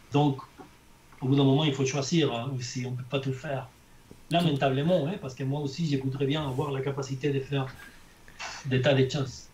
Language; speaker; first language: French; non-native, fluent; Spanish